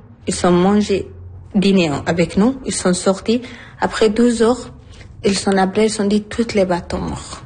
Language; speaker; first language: French; non-native, learner; Arabic